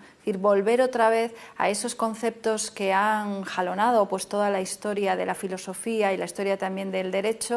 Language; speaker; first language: Spanish; native; Spanish